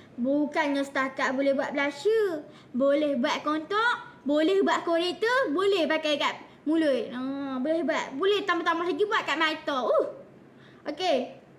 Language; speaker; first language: Malay; native; Malay